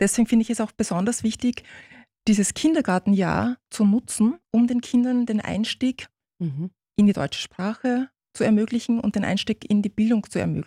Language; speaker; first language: German; early bilingual, other home language; Turkish